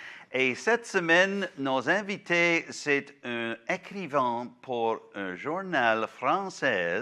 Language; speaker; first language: French; non-native, local second language; English